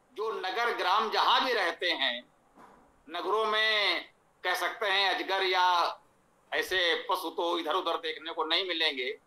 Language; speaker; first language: Hindi; native; Hindi